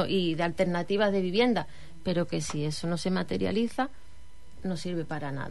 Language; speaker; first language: Spanish; native; Spanish